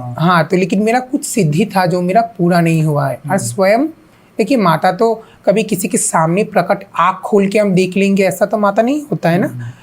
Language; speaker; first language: Hindi; non-native, local second language; Bangla